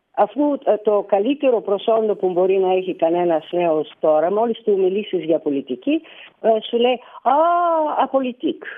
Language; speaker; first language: Greek; early bilingual, heritage; Greek